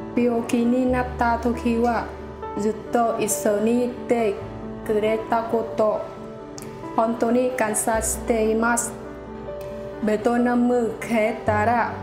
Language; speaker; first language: Japanese; non-native, learner; Vietnamese